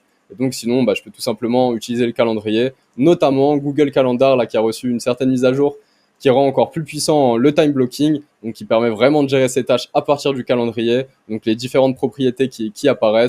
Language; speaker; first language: French; native; French